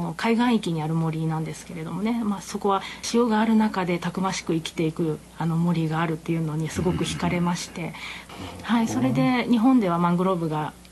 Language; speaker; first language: Japanese; native; Japanese